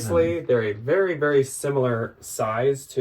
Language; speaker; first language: English; native; English